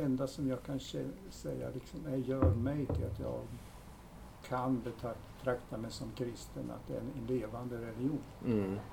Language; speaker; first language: Swedish; native; Swedish